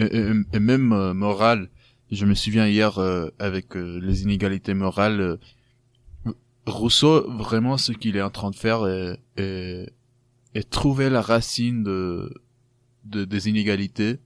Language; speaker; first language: French; non-native, fluent; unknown